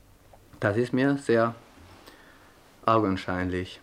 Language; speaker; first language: German; non-native, fluent; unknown